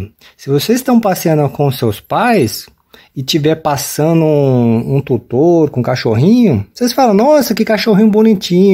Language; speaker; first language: Portuguese; native; Portuguese